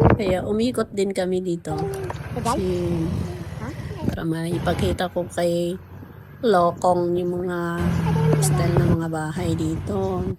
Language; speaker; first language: Filipino; non-native, local second language; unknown